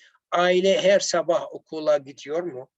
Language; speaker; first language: Turkish; non-native, learner; Arabic